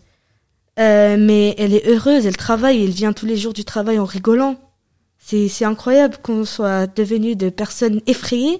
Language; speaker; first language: French; early bilingual, other home language; Arabic